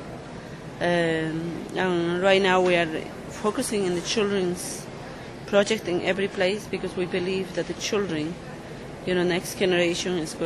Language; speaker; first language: English; non-native, learner; Spanish